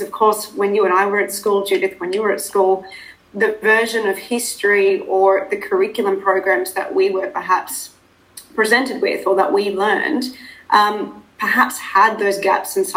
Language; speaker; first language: English; native; English